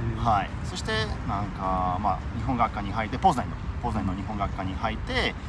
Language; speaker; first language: Japanese; non-native, fluent; Polish